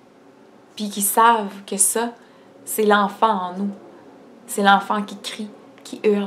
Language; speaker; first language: French; native; French